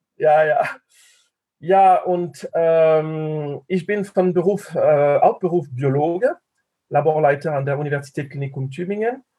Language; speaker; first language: German; non-native, fluent; French